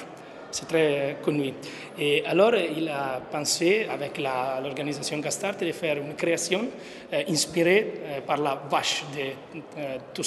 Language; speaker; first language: French; non-native, learner; Italian